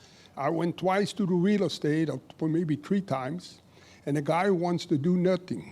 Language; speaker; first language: English; native; English